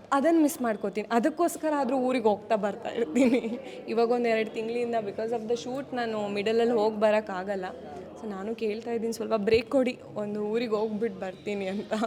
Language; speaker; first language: Kannada; non-native, local second language; Konkani